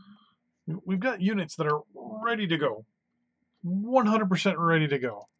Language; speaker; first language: English; native; English